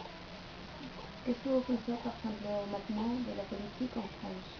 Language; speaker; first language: French; non-native, learner; Spanish